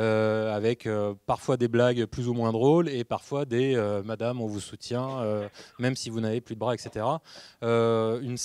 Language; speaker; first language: French; native; French